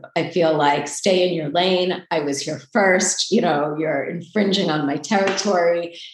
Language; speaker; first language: English; native; English